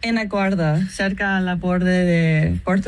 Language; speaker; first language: Spanish; non-native, fluent; English